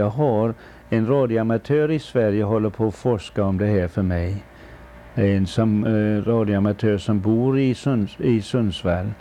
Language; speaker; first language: Swedish; early bilingual, heritage; Swedish